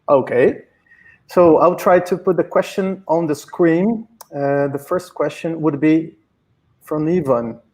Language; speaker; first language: English; non-native, fluent; Portuguese